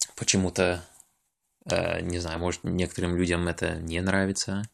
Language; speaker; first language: Russian; early bilingual, other home language; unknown